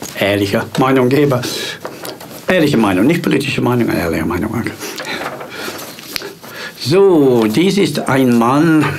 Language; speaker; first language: German; non-native, fluent; English